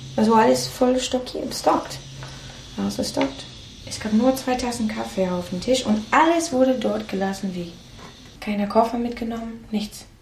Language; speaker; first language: German; non-native, fluent; Spanish